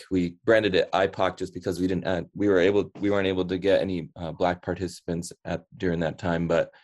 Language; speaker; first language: English; early bilingual, other home language; Hindi